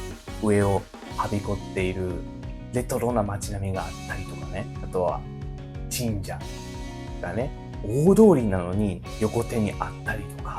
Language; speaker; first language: Japanese; native; Japanese